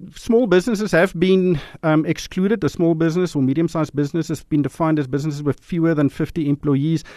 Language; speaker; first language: English; non-native, local second language; Afrikaans